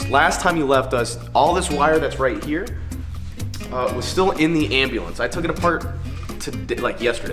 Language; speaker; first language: English; native; English